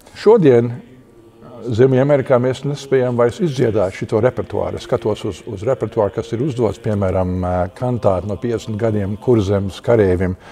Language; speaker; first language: Latvian; early bilingual, heritage; Latvian